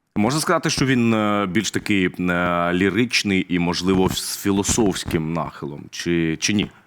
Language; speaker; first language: Ukrainian; native; Ukrainian